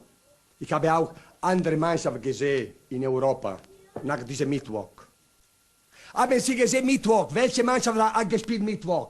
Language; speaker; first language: German; non-native, learner; Italian